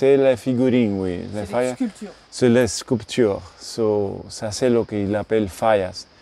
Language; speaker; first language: French; non-native, learner; Spanish